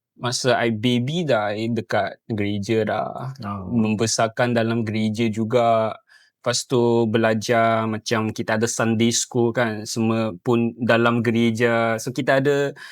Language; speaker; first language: Malay; non-native, local second language; Cantonese